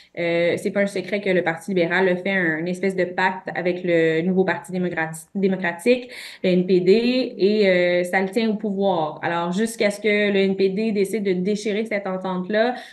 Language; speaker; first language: French; native; French